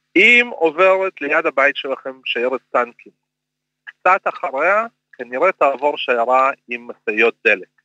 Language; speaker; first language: Hebrew; early bilingual, other home language; Russian